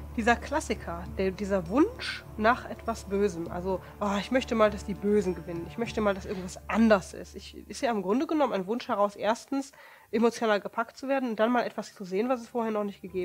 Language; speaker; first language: German; native; German